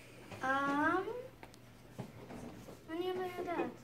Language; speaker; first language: Hebrew; non-native, learner; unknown